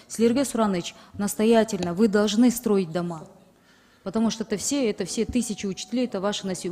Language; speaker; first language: Russian; non-native, local second language; Kyrgyz